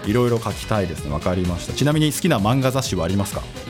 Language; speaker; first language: Japanese; native; Japanese